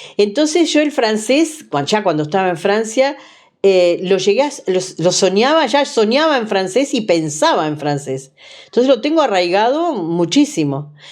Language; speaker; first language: Spanish; native; Spanish